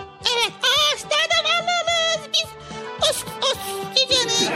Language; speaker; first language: Turkish; native; Turkish